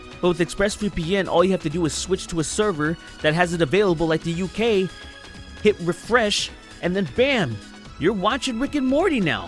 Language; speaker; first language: English; native; English